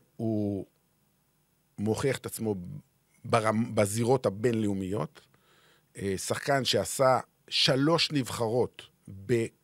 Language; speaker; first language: Hebrew; native; Hebrew